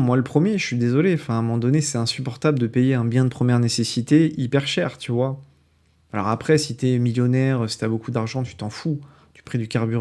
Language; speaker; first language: French; native; French